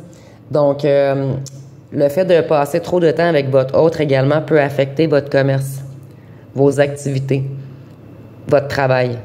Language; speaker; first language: French; native; French